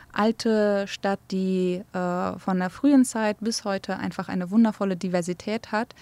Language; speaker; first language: German; early bilingual, other home language; Central Kurdish